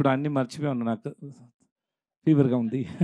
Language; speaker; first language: Telugu; non-native, learner; Tamil